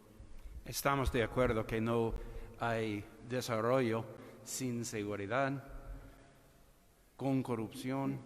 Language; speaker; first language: Spanish; non-native, fluent; English